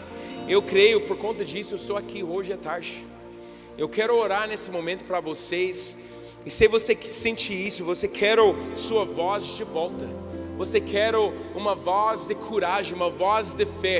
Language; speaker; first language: Portuguese; non-native, learner; English